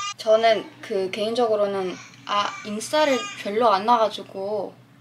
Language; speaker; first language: Korean; non-native, fluent; Filipino